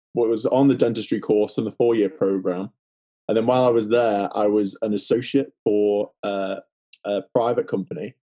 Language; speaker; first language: English; native; English